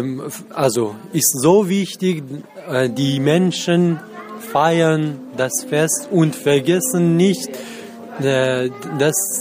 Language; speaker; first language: German; non-native, fluent; Central Kurdish